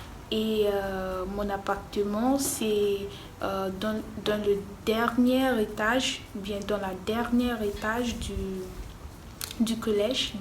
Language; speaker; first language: French; non-native, fluent; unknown